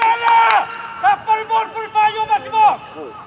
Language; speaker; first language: Swedish; native; Swedish